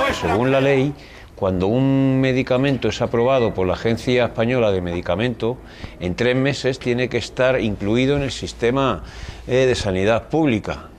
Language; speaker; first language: Spanish; native; Spanish